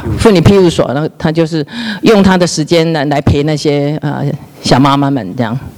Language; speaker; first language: Chinese; native; Chinese